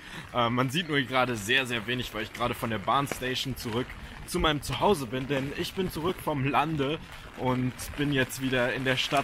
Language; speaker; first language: German; native; German